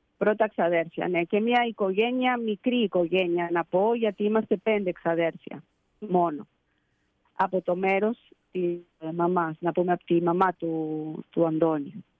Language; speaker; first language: Greek; early bilingual, heritage; Spanish